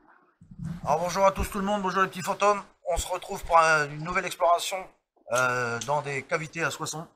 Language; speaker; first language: French; native; French